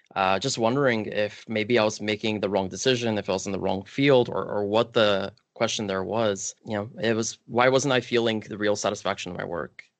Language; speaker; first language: English; early bilingual, other home language; Polish